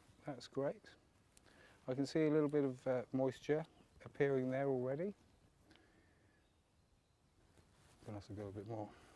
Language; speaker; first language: English; native; English